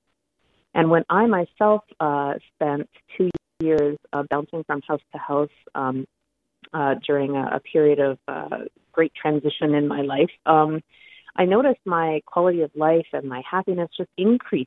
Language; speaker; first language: English; native; English